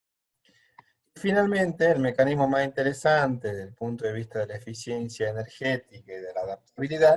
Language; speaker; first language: Spanish; native; Spanish